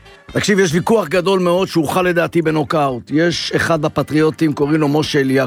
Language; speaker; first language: Hebrew; native; Hebrew